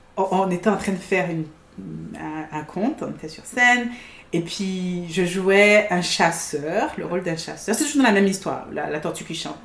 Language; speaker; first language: French; native; French